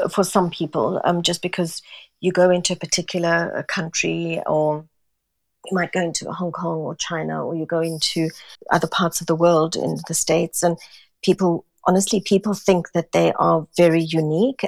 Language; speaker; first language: English; non-native, local second language; Italian